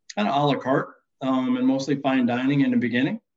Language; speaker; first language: English; native; English